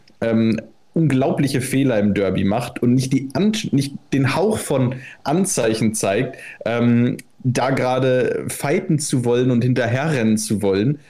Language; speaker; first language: German; native; German